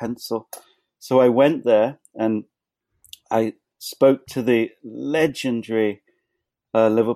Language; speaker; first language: English; native; English